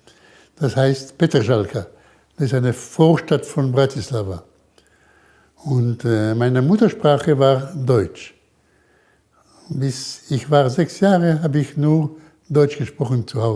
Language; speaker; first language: German; early bilingual, heritage; German